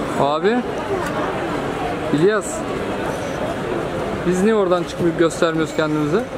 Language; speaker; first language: Turkish; native; Turkish